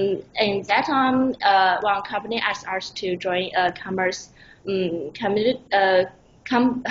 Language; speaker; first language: English; non-native, learner; Chinese